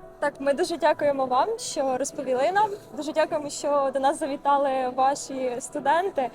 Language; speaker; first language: Ukrainian; native; Ukrainian